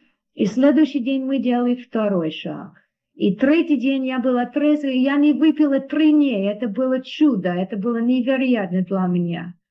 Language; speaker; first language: Russian; non-native, learner; English